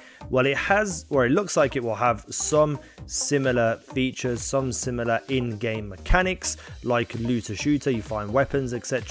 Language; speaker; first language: English; native; English